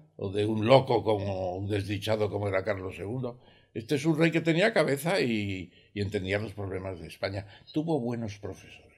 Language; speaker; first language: Spanish; native; Spanish